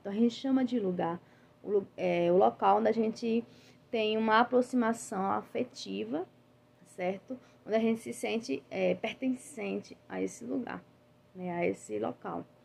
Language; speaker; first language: Portuguese; native; Portuguese